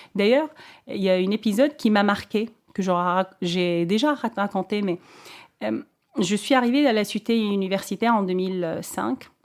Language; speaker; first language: French; non-native, local second language; Arabic